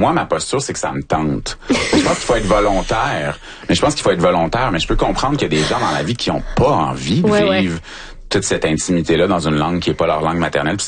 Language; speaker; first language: French; native; French